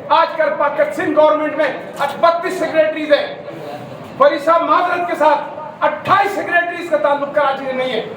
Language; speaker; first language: Urdu; native; Urdu